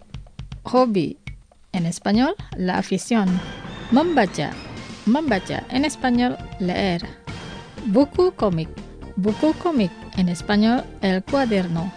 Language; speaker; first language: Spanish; non-native, fluent; Indonesian